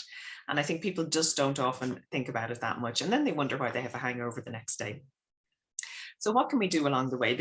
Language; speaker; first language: English; native; English